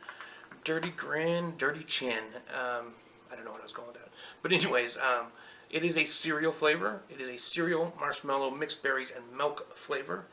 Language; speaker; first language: English; native; English